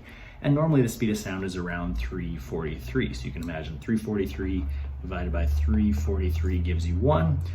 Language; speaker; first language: English; native; English